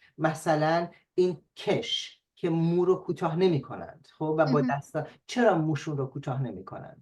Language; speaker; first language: Persian; native; Persian